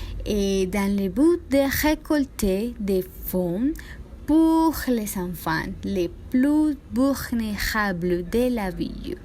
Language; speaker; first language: French; non-native, learner; Spanish